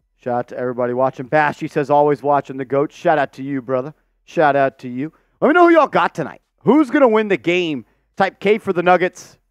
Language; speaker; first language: English; native; English